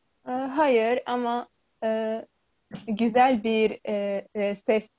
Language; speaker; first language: Turkish; non-native, learner; Arabic